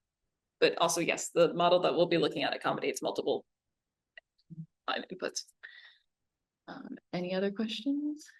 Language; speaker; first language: English; native; English